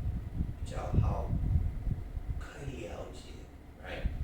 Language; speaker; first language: Chinese; non-native, learner; English